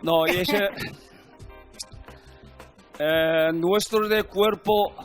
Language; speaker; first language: Spanish; non-native, learner; Korean